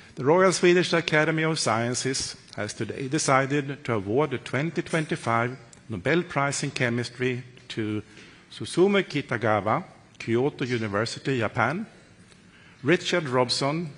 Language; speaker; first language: English; non-native, fluent; Swedish